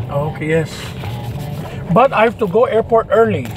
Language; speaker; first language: English; non-native, learner; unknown